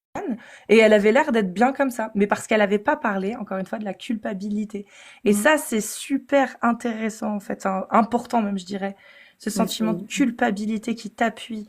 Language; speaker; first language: French; native; French